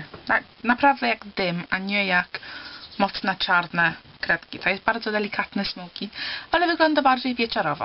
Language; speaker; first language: Polish; early bilingual, heritage; Polish